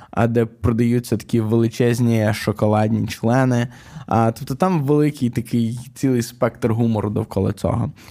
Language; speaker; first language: Ukrainian; native; Ukrainian